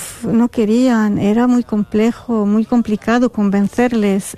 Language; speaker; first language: Spanish; non-native, fluent; Arabic